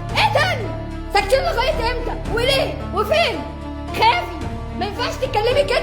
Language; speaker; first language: Arabic; native; Arabic